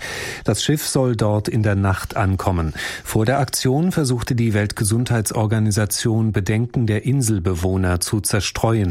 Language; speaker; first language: German; native; German